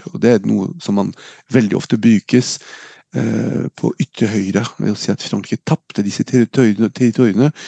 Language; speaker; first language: Norwegian; non-native, fluent; French